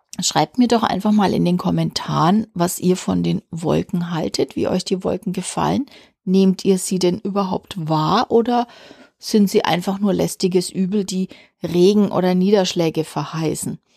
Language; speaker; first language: German; native; German